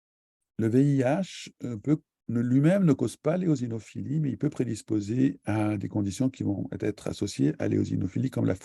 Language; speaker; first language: French; native; French